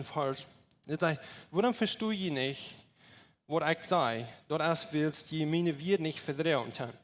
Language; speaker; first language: German; non-native, learner; Plautdietsch